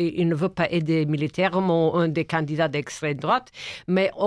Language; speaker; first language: French; non-native, fluent; English